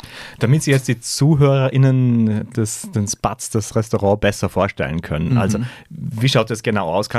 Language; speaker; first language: German; native; German